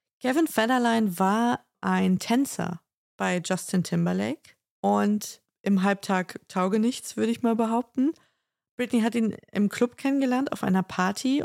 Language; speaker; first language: German; native; German